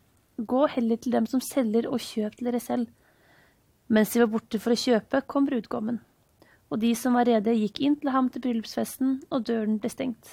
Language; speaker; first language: Norwegian; native; Norwegian